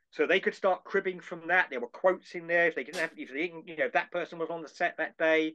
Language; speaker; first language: English; native; English